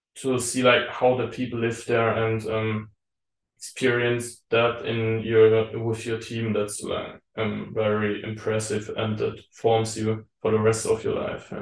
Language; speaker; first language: English; non-native, learner; German